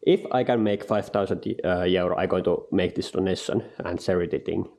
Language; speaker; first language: English; non-native, learner; Finnish